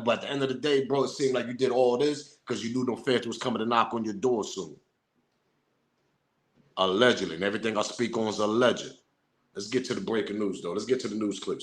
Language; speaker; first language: English; native; English